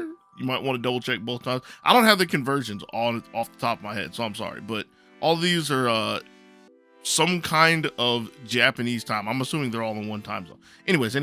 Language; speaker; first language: English; native; English